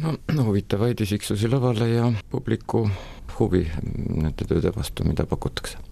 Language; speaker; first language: Estonian; native; Estonian